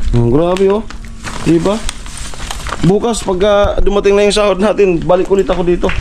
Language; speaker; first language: Filipino; non-native, local second language; Bikol